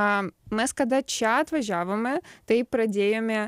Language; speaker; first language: Lithuanian; non-native, learner; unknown